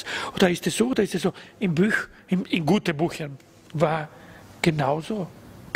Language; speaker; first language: German; non-native, learner; Spanish